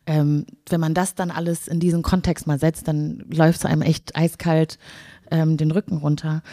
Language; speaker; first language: German; native; German